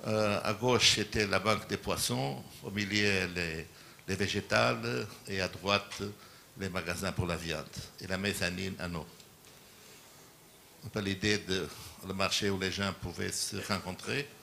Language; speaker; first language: French; non-native, learner; Portuguese